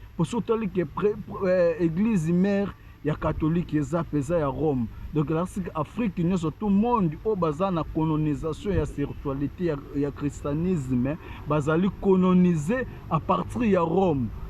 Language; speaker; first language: Lingala; non-native, local second language; Kongo